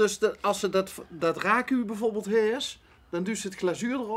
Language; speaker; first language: Dutch; native; Dutch